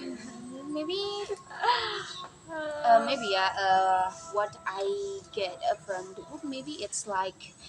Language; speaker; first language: English; non-native, learner; Indonesian